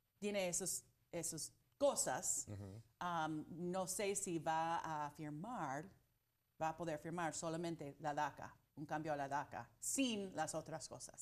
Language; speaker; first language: Spanish; non-native, fluent; English